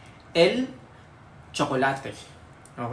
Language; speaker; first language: Spanish; non-native, learner; Filipino